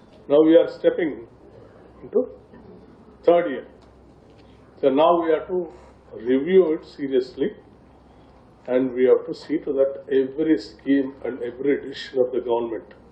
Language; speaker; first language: English; non-native, local second language; Telugu